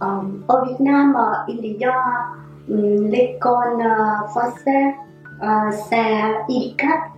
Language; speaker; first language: French; non-native, learner; Vietnamese